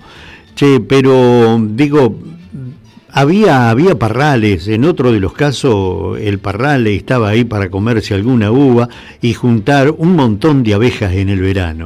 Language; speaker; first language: Spanish; native; Spanish